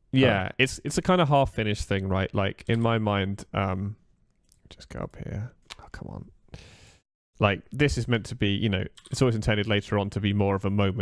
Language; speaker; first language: English; native; English